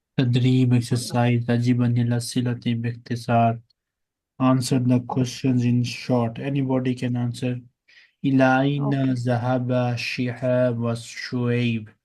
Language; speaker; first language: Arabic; non-native, fluent; Urdu